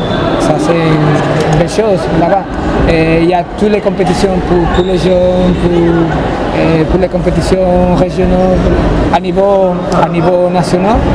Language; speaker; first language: French; non-native, fluent; Spanish